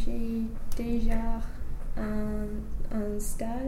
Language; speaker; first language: French; non-native, fluent; English